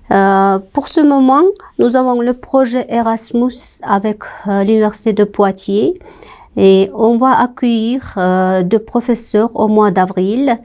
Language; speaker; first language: French; non-native, fluent; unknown